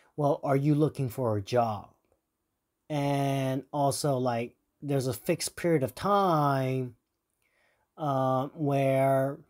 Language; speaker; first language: English; early bilingual, other home language; Korean